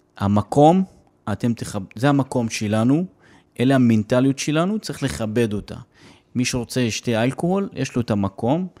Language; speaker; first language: Hebrew; non-native, local second language; Arabic